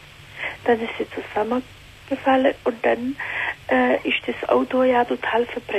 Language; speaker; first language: German; non-native, learner; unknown